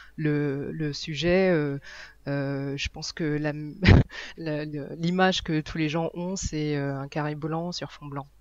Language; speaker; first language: French; native; French